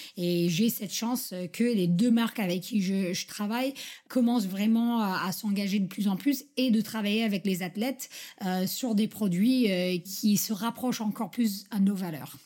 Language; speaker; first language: French; non-native, fluent; English